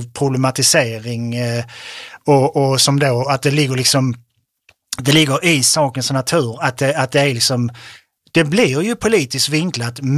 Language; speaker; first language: Swedish; native; Swedish